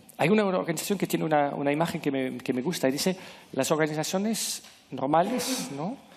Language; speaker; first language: Spanish; non-native, fluent; French